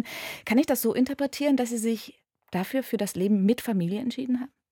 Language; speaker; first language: German; native; German